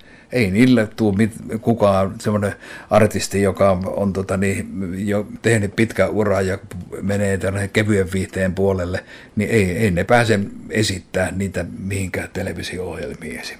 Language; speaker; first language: Finnish; native; Finnish